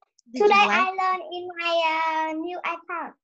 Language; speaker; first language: English; non-native, learner; Vietnamese